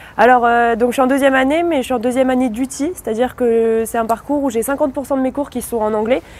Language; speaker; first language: French; native; French